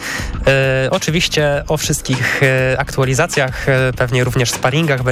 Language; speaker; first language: Polish; native; Polish